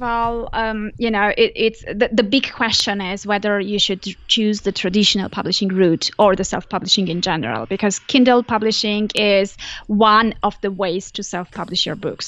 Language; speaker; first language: English; non-native, fluent; Armenian